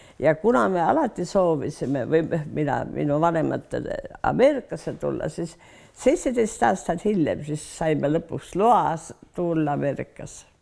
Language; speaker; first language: Estonian; early bilingual, heritage; Estonian